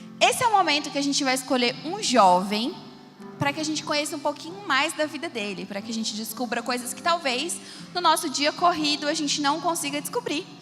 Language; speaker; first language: Portuguese; native; Portuguese